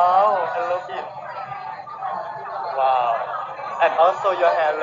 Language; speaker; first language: English; non-native, learner; Thai